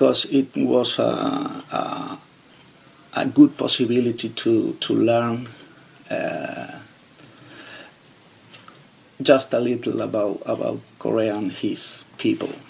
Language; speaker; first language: English; non-native, fluent; Spanish